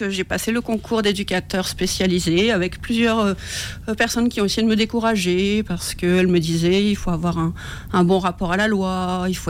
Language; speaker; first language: French; native; French